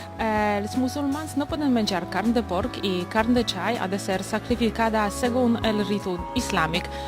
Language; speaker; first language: Catalan; non-native, fluent; Polish